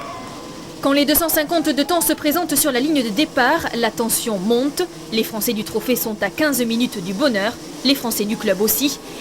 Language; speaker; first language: French; native; French